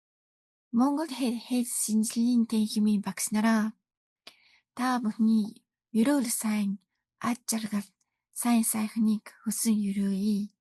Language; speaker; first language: Mongolian; non-native, fluent; Japanese